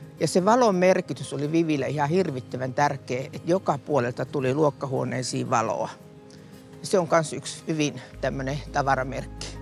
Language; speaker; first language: Finnish; native; Finnish